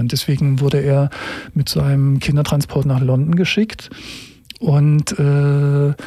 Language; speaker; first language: German; native; German